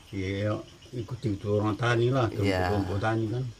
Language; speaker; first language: Indonesian; non-native, local second language; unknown